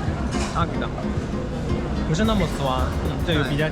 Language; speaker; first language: Chinese; non-native, fluent; Korean